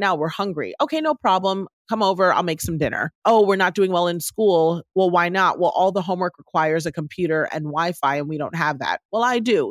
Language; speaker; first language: English; native; English